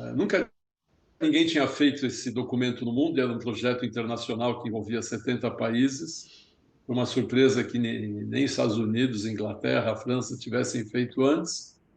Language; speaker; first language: Portuguese; early bilingual, other home language; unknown